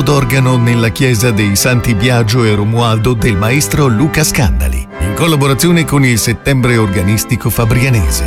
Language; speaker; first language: Italian; native; Italian